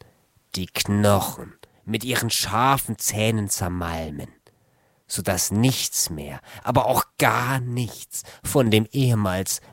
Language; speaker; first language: German; native; German